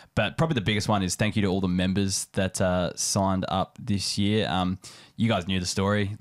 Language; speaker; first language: English; native; English